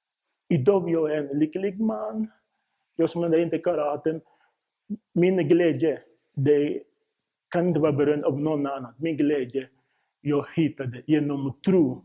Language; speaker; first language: Swedish; non-native, fluent; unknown